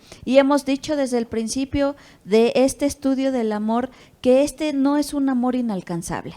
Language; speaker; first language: Spanish; native; Spanish